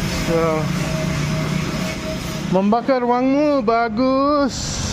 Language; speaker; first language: Indonesian; non-native, learner; English